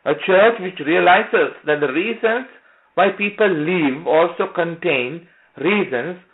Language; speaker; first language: English; non-native, local second language; Sinhala